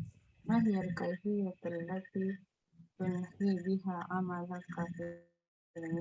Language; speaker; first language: Arabic; non-native, learner; Indonesian